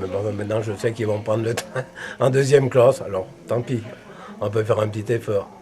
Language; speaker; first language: French; native; French